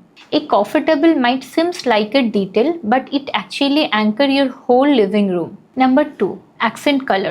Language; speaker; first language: English; non-native, local second language; Hindi